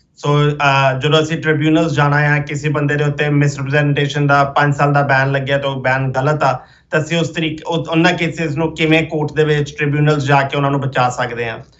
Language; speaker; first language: Punjabi; early bilingual, heritage; Punjabi